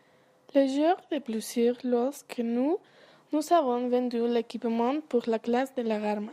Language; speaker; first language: French; non-native, learner; Spanish